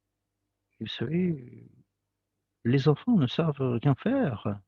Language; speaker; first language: French; non-native, fluent; Russian